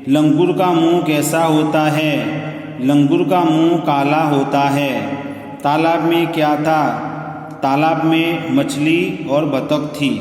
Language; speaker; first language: Hindi; non-native, local second language; Gujarati